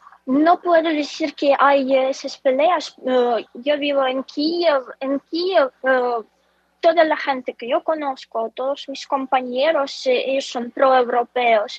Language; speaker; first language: Spanish; non-native, fluent; Ukrainian